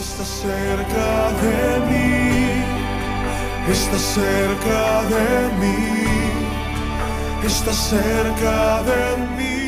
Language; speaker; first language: Spanish; native; Spanish